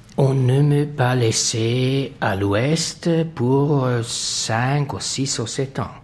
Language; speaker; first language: French; non-native, fluent; Hungarian